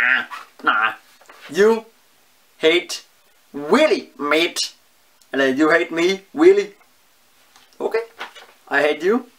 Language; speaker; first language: English; non-native, learner; Danish